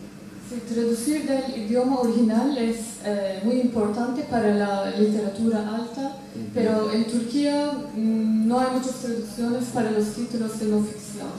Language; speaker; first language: Spanish; non-native, fluent; Turkish